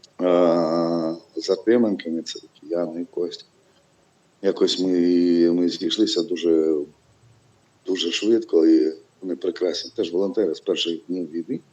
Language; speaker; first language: Ukrainian; non-native, local second language; Russian